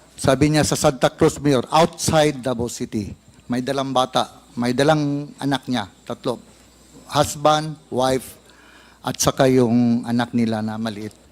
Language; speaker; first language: Filipino; non-native, local second language; Cebuano